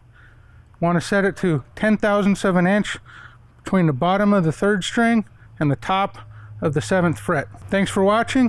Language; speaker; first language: English; native; English